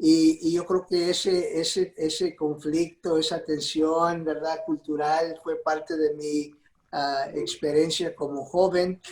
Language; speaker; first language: Spanish; early bilingual, heritage; Spanish